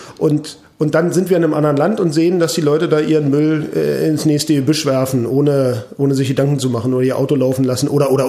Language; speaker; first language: German; native; German